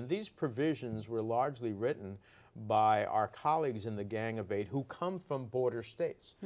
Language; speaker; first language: English; early bilingual, other home language; Spanish